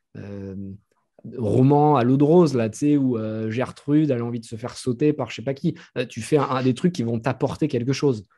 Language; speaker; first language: French; native; French